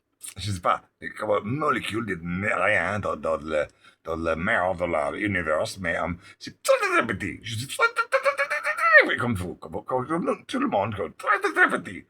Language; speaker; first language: French; non-native, learner; English